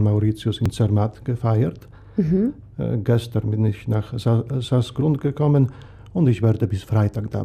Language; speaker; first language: German; non-native, fluent; Polish